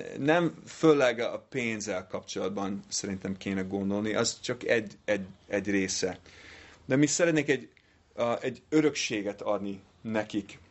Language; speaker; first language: Hungarian; non-native, fluent; English